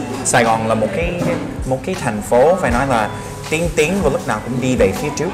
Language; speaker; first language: Vietnamese; non-native, fluent; English